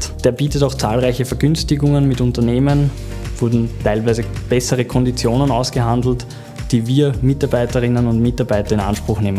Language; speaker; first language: German; native; German